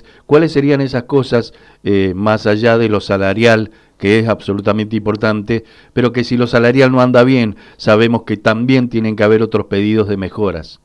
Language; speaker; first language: Spanish; native; Spanish